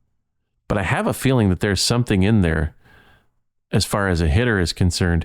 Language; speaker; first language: English; native; English